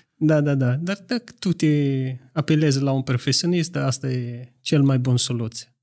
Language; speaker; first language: Romanian; non-native, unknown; Italian